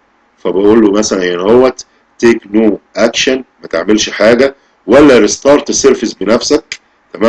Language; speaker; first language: Arabic; native; Arabic